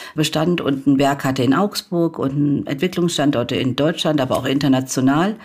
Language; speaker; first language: German; native; German